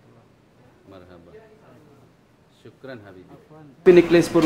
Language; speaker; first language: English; non-native, learner; Filipino